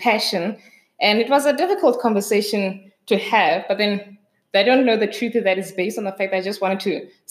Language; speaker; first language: English; non-native, local second language; Southern Sotho